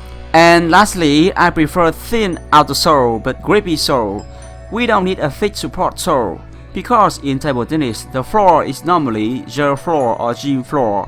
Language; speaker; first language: English; non-native, fluent; Vietnamese